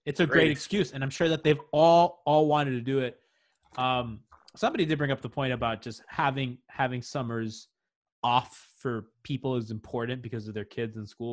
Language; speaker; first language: English; native; English